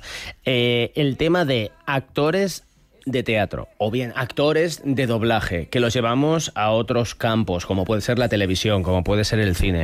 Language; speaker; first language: Spanish; native; Spanish